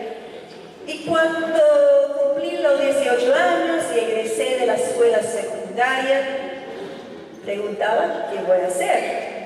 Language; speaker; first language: Spanish; non-native, fluent; Finnish